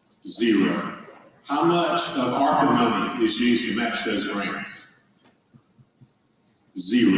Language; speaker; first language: English; native; English